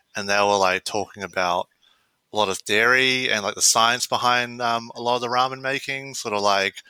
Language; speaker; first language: English; native; English